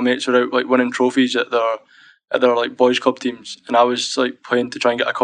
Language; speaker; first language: English; native; English